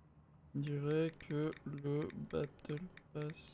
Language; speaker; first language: French; native; French